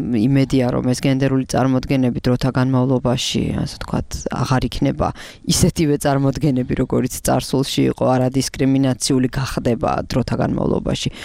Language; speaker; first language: Georgian; native; Georgian